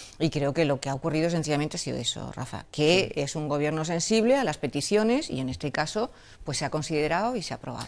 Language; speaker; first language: Spanish; native; Spanish